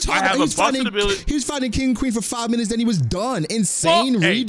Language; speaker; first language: English; native; English